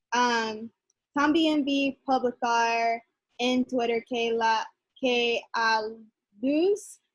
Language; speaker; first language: Spanish; non-native, learner; English